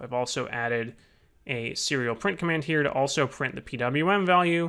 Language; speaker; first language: English; native; English